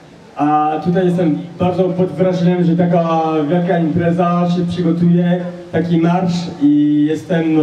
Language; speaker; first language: Polish; non-native, learner; French